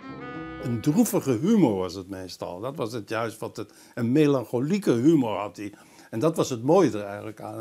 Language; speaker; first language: Dutch; native; Dutch